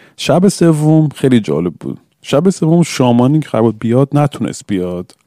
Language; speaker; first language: Persian; early bilingual, heritage; English